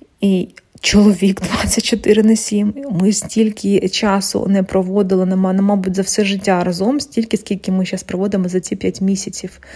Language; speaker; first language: Ukrainian; non-native, local second language; Russian